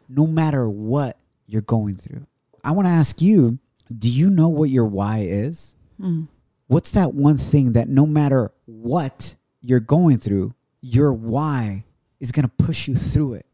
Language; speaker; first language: English; early bilingual, other home language; Spanish